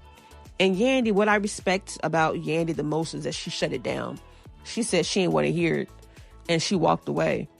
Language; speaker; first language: English; native; English